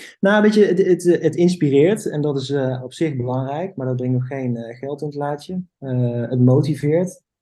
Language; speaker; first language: Dutch; native; Dutch